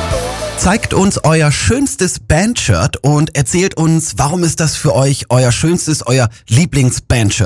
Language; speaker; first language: German; native; German